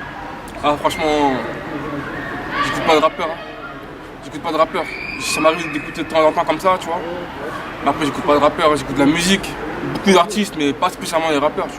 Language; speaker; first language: French; native; French